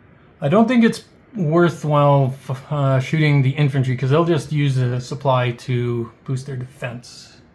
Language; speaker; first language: English; native; English